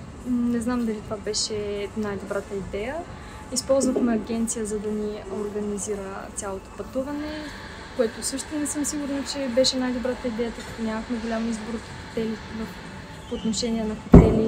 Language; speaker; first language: Bulgarian; native; Bulgarian